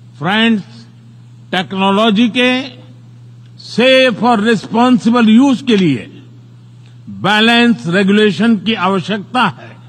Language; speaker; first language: Hindi; non-native, local second language; Gujarati